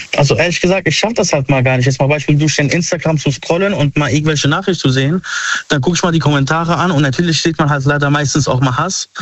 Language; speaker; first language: German; early bilingual, other home language; Arabic